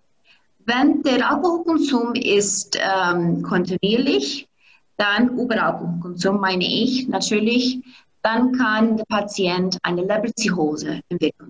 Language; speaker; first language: German; non-native, fluent; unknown